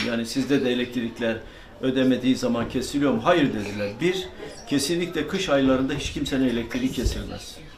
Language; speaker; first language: Turkish; native; Turkish